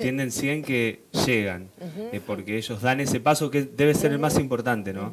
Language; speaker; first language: Spanish; native; Spanish